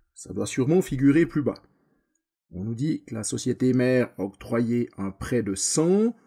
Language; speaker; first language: French; native; French